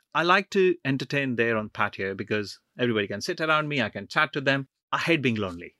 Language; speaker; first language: English; non-native, local second language; Punjabi